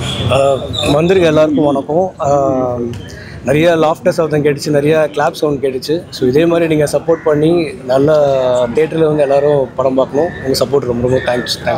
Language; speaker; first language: Tamil; native; Tamil